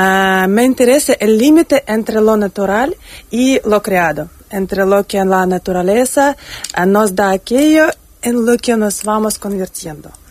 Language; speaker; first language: Spanish; non-native, learner; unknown